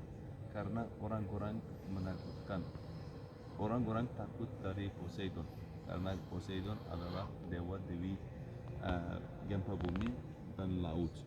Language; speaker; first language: Indonesian; non-native, learner; Turkish